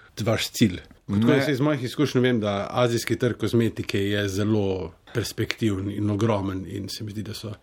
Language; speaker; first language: Slovenian; native; Slovenian